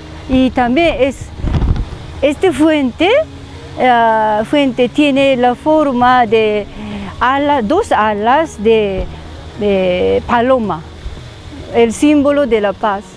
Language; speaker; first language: Spanish; non-native, learner; Japanese